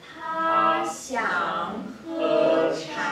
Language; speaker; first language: Chinese; non-native, learner; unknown